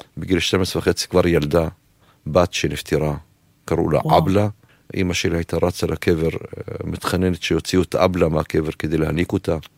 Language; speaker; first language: Hebrew; non-native, local second language; Arabic